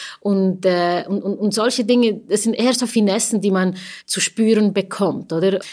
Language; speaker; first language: German; early bilingual, other home language; Tamil